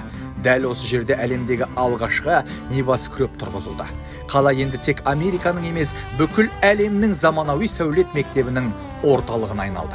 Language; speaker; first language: Kazakh; native; Kazakh